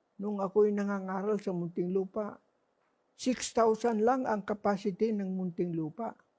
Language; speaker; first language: Filipino; non-native, local second language; Cebuano